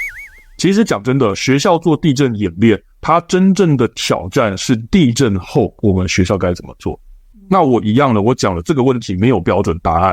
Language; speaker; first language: Chinese; native; Chinese